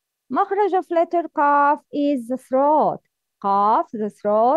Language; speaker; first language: English; non-native, learner; Arabic